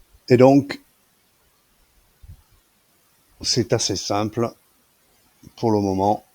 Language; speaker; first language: French; native; French